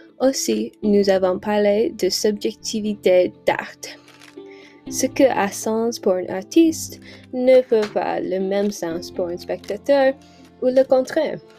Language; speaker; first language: French; non-native, learner; English